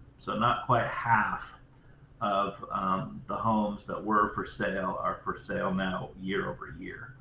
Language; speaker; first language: English; native; English